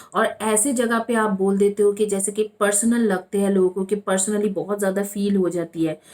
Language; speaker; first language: Hindi; non-native, local second language; Bangla